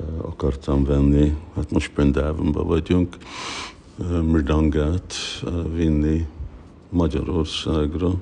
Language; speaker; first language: Hungarian; early bilingual, heritage; Hungarian